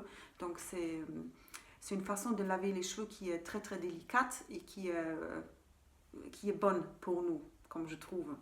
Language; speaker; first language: French; non-native, fluent; German